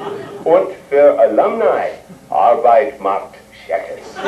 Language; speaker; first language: German; non-native, learner; English